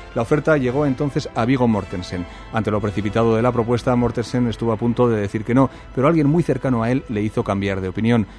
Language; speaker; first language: Spanish; native; Spanish